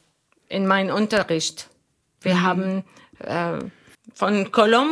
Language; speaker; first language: German; non-native, learner; Arabic